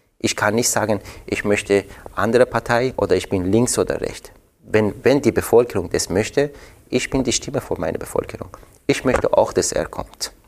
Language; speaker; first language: German; non-native, fluent; Persian